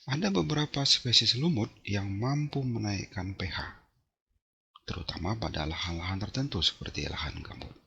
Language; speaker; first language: Indonesian; native; Indonesian